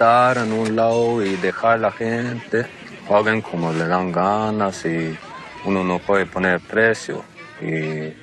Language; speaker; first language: Spanish; non-native, local second language; Plautdietsch